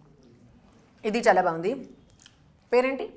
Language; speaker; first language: Telugu; non-native, local second language; Hindi